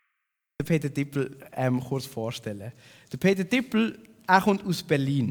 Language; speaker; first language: German; native; German